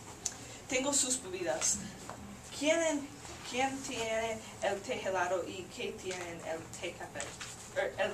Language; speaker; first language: Spanish; non-native, learner; English